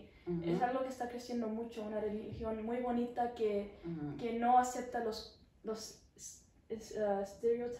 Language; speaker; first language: Spanish; early bilingual, heritage; Spanish